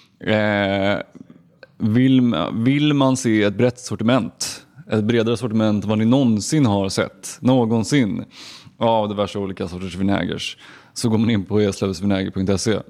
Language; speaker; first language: Swedish; native; Swedish